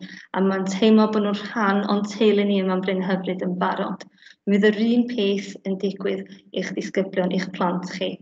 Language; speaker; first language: Welsh; native; Welsh